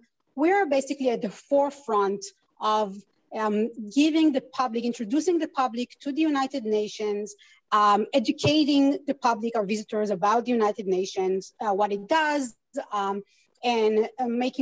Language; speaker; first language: English; non-native, fluent; Hebrew